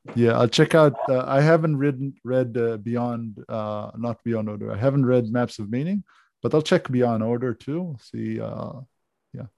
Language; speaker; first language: English; non-native, fluent; Hebrew